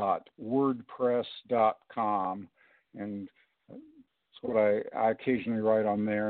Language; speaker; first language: English; native; English